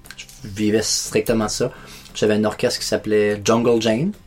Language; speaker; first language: French; native; French